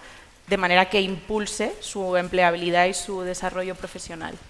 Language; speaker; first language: Spanish; native; Spanish